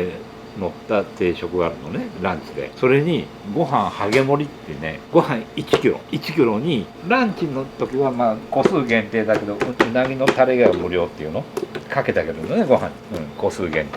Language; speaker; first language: Japanese; native; Japanese